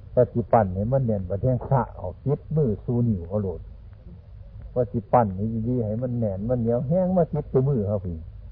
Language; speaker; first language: Thai; non-native, local second language; Northeastern Thai